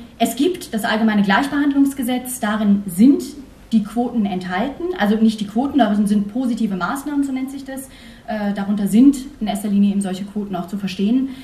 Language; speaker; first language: German; early bilingual, other home language; Persian